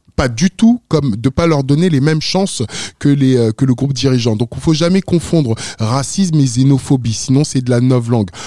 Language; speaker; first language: French; early bilingual, other home language; Wolof